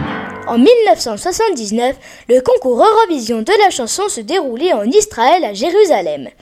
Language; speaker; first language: French; native; French